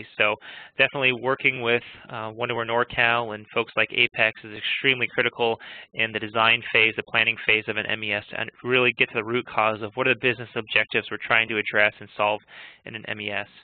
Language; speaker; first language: English; native; English